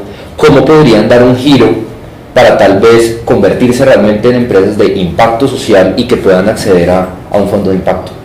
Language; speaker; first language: Spanish; native; Spanish